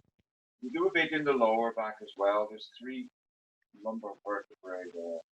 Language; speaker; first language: English; native; English